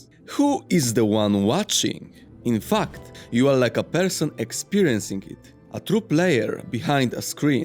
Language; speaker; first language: English; non-native, fluent; Polish